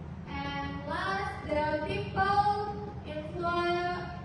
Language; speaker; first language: English; non-native, learner; Indonesian